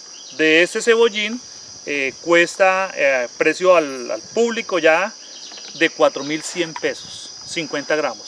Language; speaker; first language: Spanish; native; Spanish